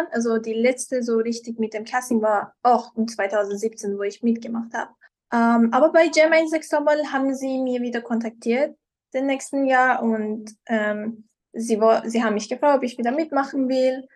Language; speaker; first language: German; non-native, fluent; Persian